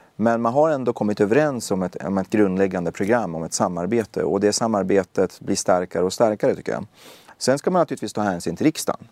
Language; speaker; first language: Swedish; early bilingual, other home language; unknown